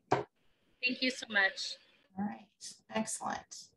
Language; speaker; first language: English; native; English